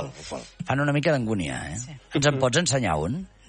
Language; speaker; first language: Catalan; native; Catalan